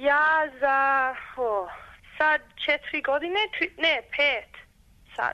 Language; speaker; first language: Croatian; early bilingual, heritage; Croatian